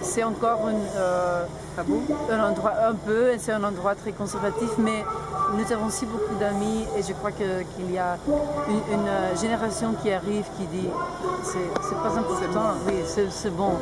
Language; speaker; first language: French; non-native, local second language; Dutch